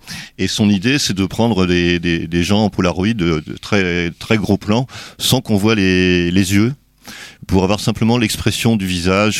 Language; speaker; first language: French; native; French